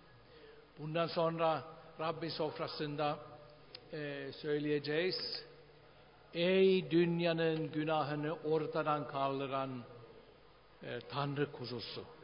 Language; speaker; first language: Turkish; non-native, fluent; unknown